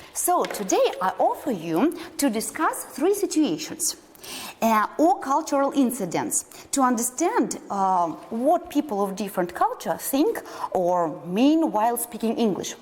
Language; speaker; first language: English; non-native, fluent; Russian